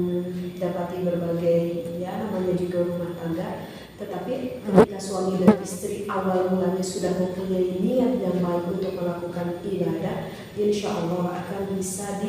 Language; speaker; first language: Indonesian; native; Indonesian